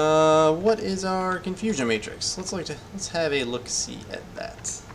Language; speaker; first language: English; native; English